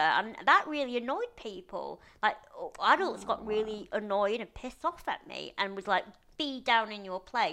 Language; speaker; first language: English; native; English